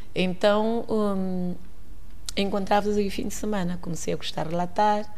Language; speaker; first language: Portuguese; non-native, local second language; Kabuverdianu